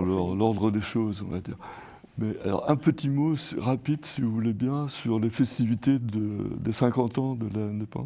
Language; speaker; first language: French; native; French